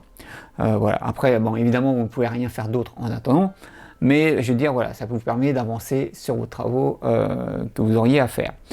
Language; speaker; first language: French; native; French